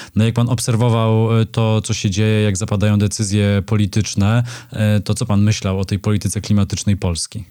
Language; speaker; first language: Polish; native; Polish